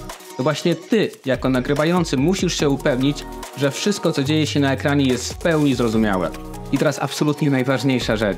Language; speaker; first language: Polish; native; Polish